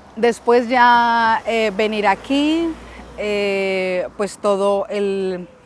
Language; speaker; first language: Spanish; native; Spanish